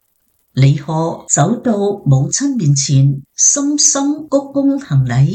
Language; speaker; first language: Chinese; native; Chinese